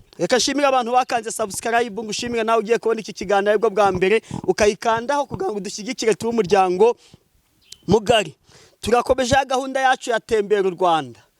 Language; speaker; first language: Kinyarwanda; native; Kinyarwanda